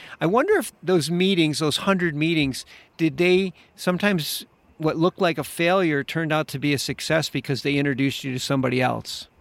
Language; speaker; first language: English; native; English